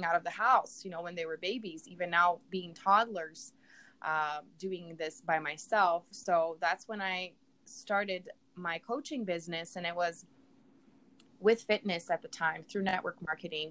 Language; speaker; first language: English; non-native, fluent; Portuguese